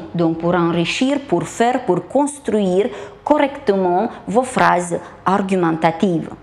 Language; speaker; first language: French; non-native, fluent; Romanian